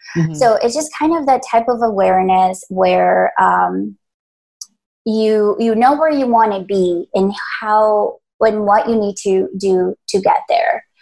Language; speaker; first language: English; early bilingual, other home language; Spanish